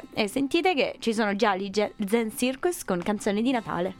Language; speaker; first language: Italian; native; Italian